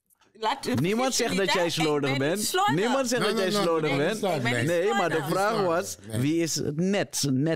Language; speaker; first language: Dutch; native; Dutch